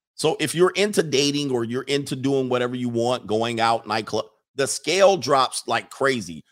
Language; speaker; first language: English; native; English